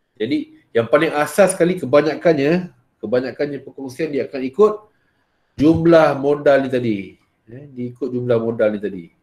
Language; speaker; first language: Malay; native; Malay